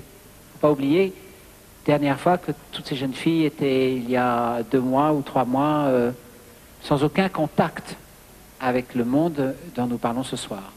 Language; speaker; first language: French; native; French